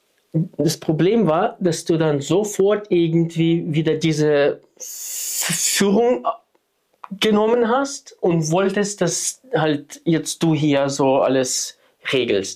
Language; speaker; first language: German; non-native, fluent; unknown